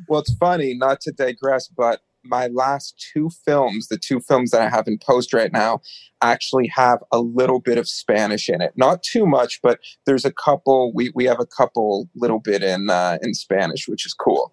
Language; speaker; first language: English; native; English